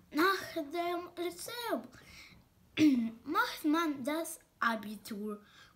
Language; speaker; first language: German; non-native, learner; Ukrainian